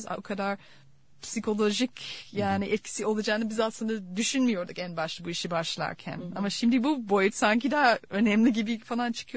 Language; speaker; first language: Turkish; non-native, fluent; English